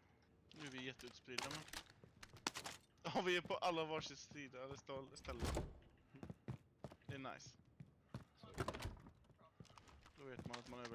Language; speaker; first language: Swedish; native; Swedish